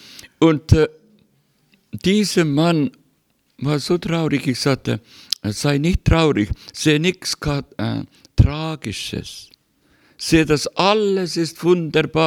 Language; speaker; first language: German; non-native, learner; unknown